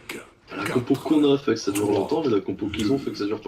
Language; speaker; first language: French; native; French